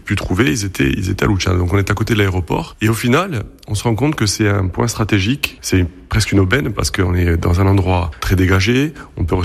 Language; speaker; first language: French; native; French